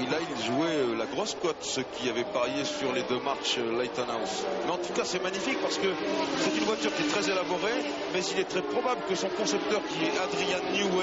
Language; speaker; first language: French; native; French